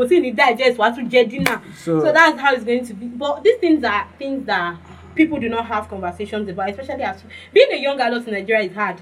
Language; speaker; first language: English; non-native, local second language; Yoruba